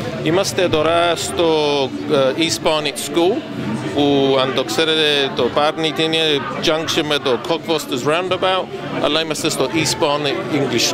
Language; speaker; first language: Greek; early bilingual, heritage; Greek